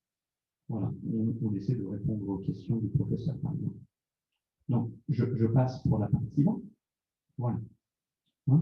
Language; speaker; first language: French; native; French